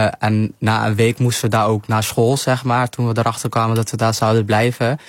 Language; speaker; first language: Dutch; early bilingual, other home language; Somali